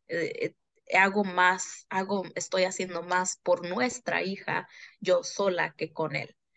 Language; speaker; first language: Spanish; early bilingual, heritage; Spanish